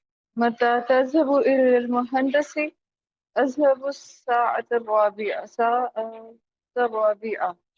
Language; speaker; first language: Arabic; non-native, learner; Urdu